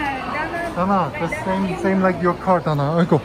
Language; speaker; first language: English; non-native, fluent; Korean